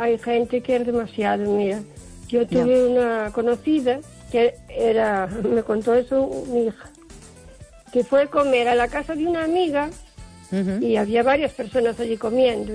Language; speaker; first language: Spanish; native; Spanish